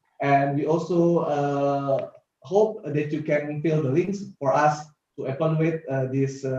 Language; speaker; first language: English; non-native, fluent; Indonesian